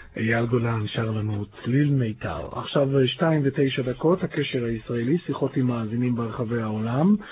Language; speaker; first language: Hebrew; native; Hebrew